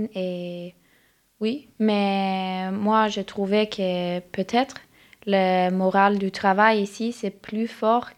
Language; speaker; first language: French; non-native, learner; Norwegian